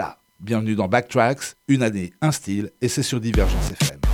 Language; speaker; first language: French; native; French